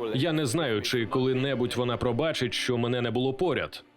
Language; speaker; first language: Ukrainian; non-native, fluent; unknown